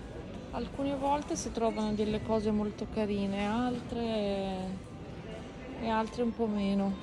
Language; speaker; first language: Italian; non-native, fluent; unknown